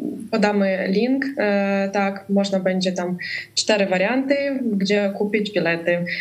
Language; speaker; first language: Polish; non-native, fluent; Russian